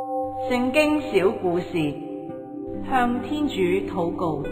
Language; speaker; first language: Chinese; non-native, local second language; Cantonese